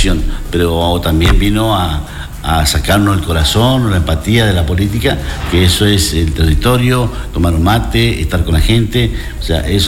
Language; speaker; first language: Spanish; native; Spanish